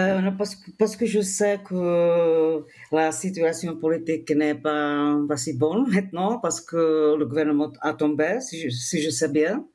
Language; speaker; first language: French; non-native, fluent; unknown